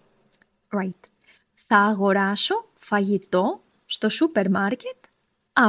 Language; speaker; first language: Greek; non-native, fluent; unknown